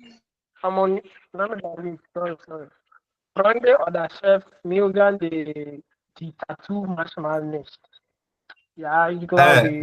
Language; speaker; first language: German; non-native, learner; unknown